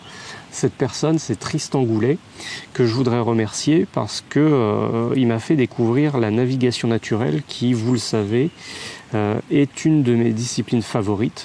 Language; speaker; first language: French; native; French